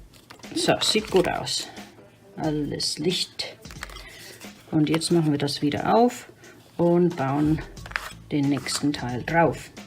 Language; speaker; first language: German; non-native, fluent; English